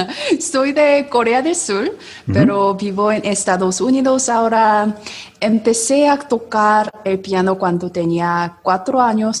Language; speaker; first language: Spanish; non-native, learner; Korean